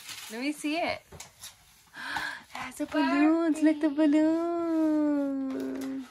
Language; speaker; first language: English; early bilingual, other home language; Spanish